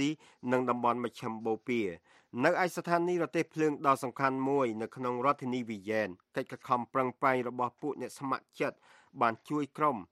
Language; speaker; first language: Khmer; native; Khmer